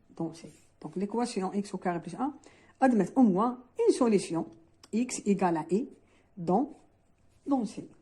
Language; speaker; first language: French; non-native, local second language; Arabic